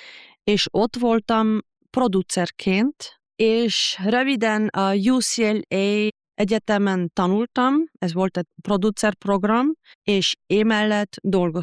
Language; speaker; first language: Hungarian; non-native, fluent; German